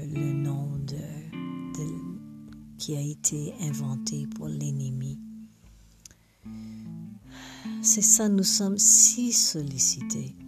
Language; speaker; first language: French; non-native, fluent; English